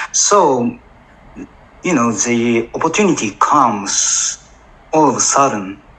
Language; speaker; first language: English; non-native, fluent; Japanese